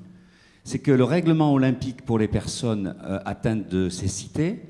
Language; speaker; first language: French; native; French